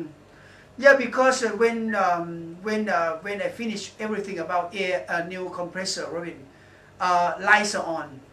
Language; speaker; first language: English; non-native, learner; Thai